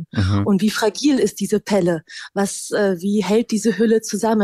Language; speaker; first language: German; native; German